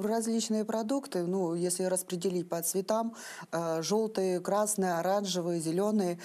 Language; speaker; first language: Russian; native; Russian